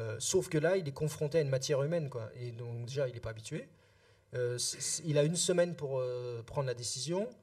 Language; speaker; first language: French; native; French